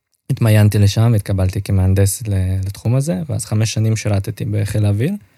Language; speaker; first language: Hebrew; non-native, fluent; Russian